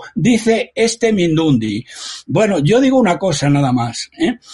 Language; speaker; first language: Spanish; native; Spanish